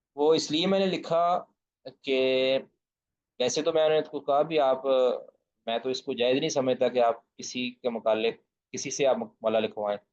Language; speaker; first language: Urdu; non-native, local second language; Punjabi